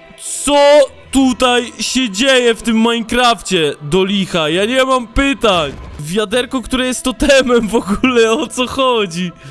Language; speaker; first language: Polish; native; Polish